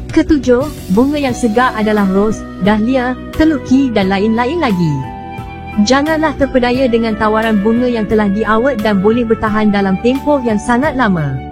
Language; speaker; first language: Malay; native; Malay